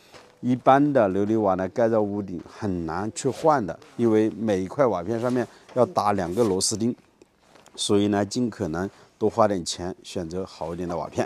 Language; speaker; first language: Chinese; native; Chinese